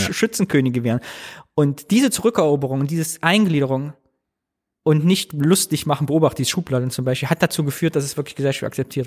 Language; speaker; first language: German; native; German